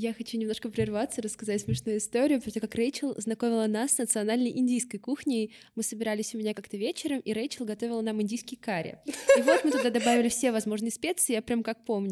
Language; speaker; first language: Russian; native; Russian